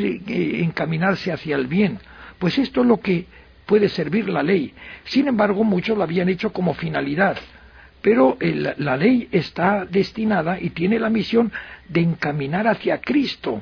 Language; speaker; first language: Spanish; native; Spanish